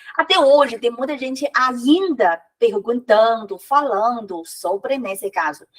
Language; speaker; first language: Portuguese; non-native, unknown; Chinese